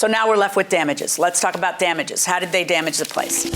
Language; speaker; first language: English; native; English